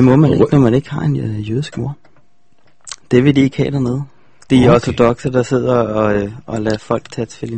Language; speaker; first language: Danish; native; Danish